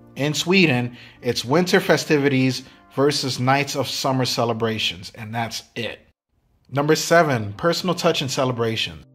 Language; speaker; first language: English; native; English